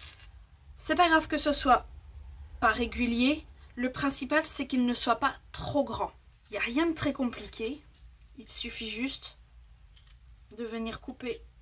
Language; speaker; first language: French; native; French